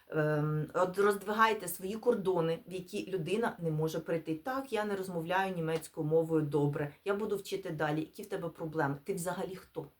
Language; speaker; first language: Ukrainian; non-native, local second language; Russian